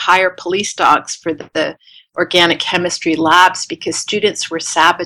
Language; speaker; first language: English; native; English